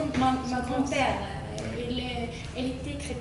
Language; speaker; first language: French; non-native, learner; Arabic